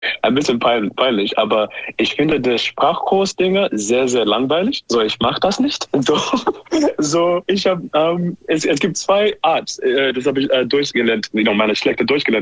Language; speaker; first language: German; non-native, learner; English